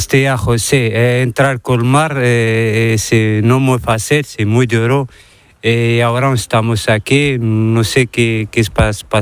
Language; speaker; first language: Spanish; non-native, learner; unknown